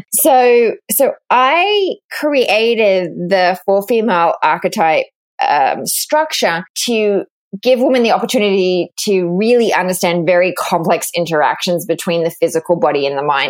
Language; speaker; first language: English; native; English